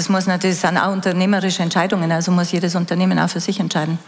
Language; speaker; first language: German; native; German